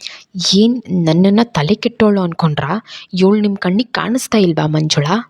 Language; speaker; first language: Kannada; native; Kannada